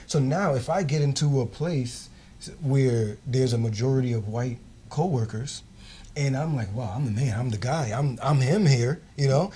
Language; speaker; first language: English; native; English